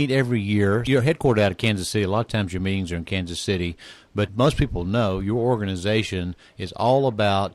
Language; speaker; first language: English; native; English